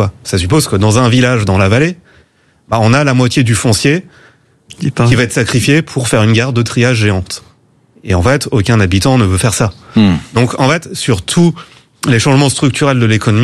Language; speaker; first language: French; native; French